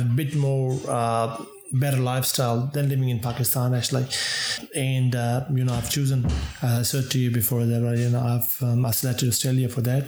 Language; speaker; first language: English; non-native, local second language; Urdu